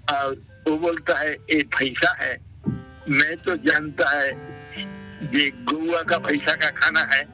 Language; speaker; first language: Hindi; non-native, local second language; Bangla